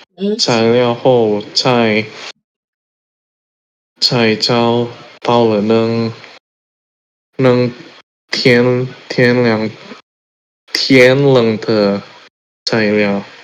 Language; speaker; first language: Chinese; non-native, learner; Indonesian